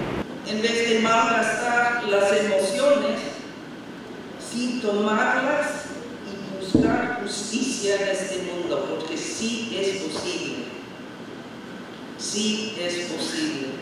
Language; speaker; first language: Spanish; non-native, fluent; English